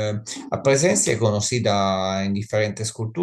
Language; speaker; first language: Spanish; non-native, learner; Italian